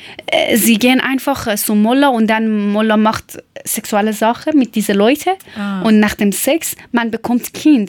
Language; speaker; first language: German; non-native, learner; Persian